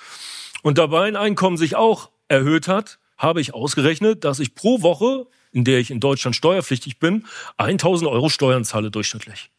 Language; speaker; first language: German; native; German